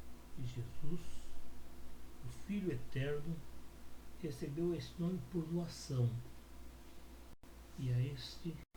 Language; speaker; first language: Portuguese; native; Portuguese